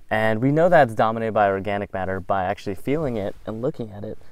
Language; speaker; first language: English; native; English